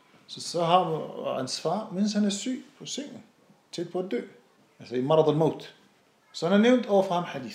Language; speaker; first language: Danish; non-native, fluent; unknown